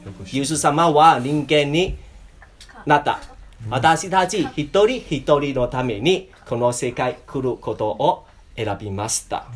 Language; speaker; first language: Japanese; non-native, learner; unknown